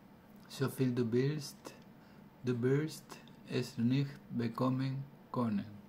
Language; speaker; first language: German; non-native, learner; Spanish